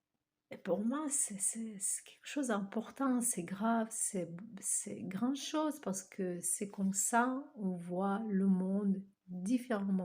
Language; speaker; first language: French; non-native, fluent; Russian